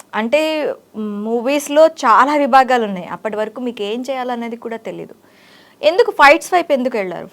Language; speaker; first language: Telugu; native; Telugu